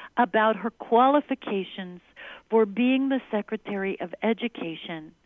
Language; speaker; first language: English; early bilingual, other home language; Spanish